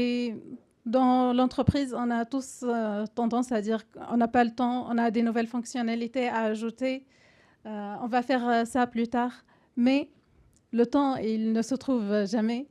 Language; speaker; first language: French; non-native, fluent; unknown